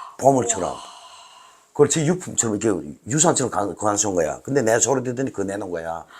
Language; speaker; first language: Korean; native; Korean